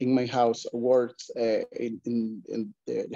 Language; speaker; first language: English; non-native, learner; Spanish